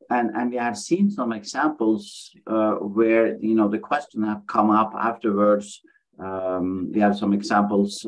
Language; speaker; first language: English; non-native, fluent; Norwegian